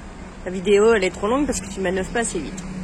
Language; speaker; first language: French; native; French